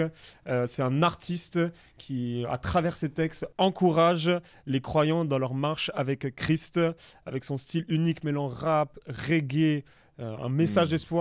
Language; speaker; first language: French; native; French